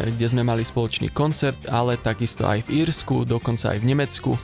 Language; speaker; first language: Slovak; native; Slovak